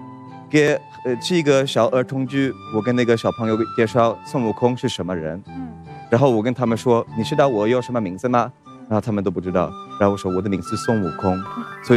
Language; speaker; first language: Chinese; non-native, fluent; Swedish